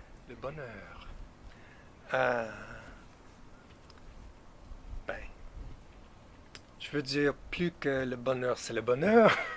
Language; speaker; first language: French; non-native, fluent; English